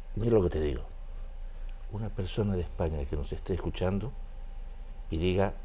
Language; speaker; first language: Spanish; native; Spanish